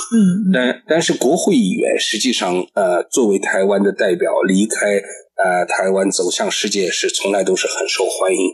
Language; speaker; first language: Chinese; native; Chinese